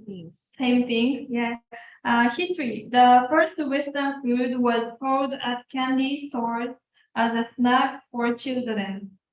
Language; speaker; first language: English; non-native, local second language; Malay